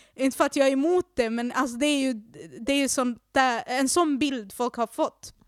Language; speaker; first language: Swedish; native; Swedish